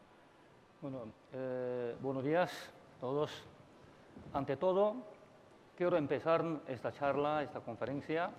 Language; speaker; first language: Spanish; non-native, fluent; Chinese